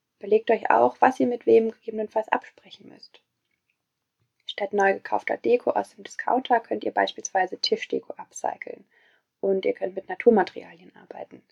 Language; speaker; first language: German; native; German